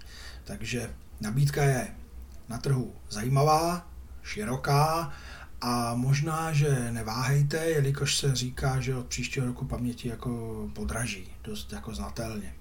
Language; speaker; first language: Czech; native; Czech